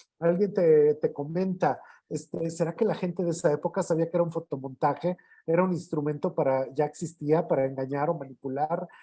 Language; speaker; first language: Spanish; native; Spanish